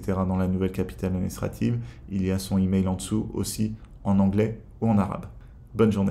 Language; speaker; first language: French; native; French